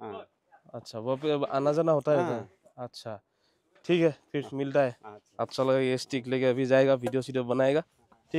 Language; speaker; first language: Hindi; non-native, local second language; Assamese